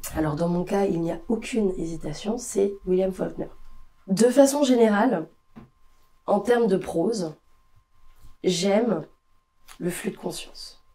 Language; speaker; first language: French; native; French